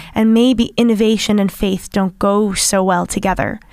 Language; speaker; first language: English; native; English